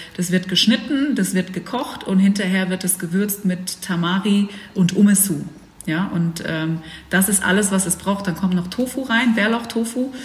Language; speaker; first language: German; early bilingual, other home language; Dutch